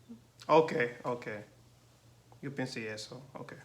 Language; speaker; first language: Spanish; non-native, learner; English